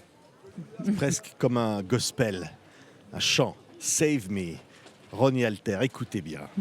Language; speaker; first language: French; native; French